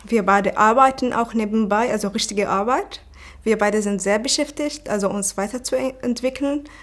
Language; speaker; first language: German; non-native, fluent; Arabic